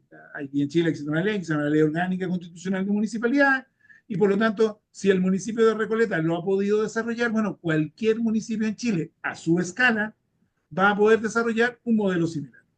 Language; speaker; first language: Spanish; native; Spanish